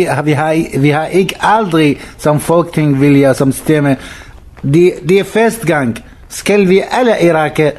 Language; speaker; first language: Danish; non-native, learner; Arabic